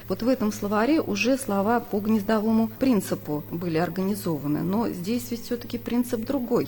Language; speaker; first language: Russian; native; Russian